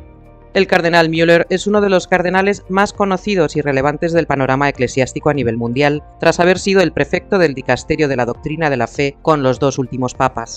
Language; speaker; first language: Spanish; native; Spanish